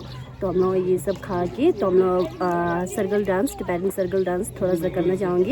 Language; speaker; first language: Hindi; non-native, local second language; Tibetan